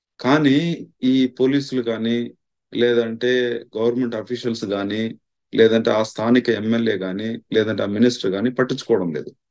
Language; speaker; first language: Telugu; non-native, local second language; Tamil